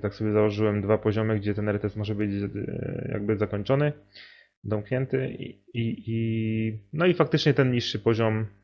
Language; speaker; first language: Polish; native; Polish